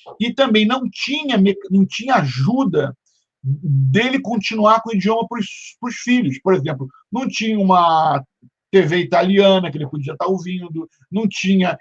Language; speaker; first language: Portuguese; native; Portuguese